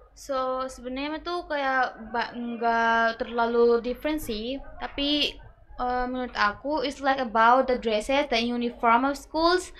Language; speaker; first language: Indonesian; early bilingual, other home language; Bangla